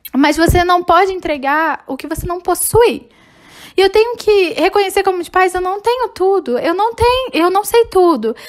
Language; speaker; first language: Portuguese; non-native, fluent; English